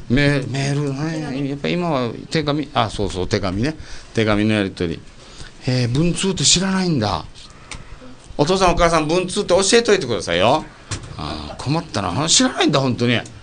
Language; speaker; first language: Japanese; native; Japanese